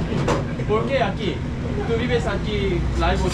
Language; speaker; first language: Spanish; non-native, learner; Korean